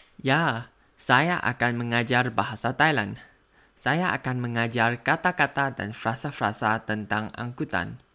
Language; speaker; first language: Indonesian; non-native, learner; Thai